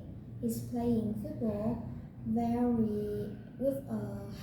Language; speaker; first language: English; non-native, learner; Vietnamese